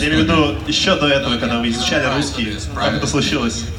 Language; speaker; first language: Russian; native; Russian